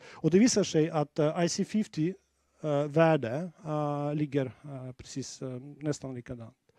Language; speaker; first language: Swedish; non-native, fluent; Russian